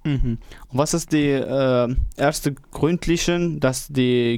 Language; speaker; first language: German; non-native, learner; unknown